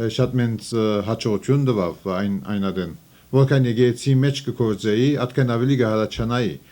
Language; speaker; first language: Armenian; early bilingual, heritage; Armenian